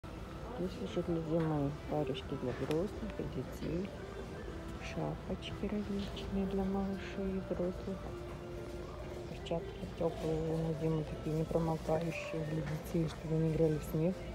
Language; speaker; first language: Russian; native; Russian